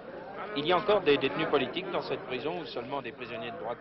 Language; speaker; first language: French; native; French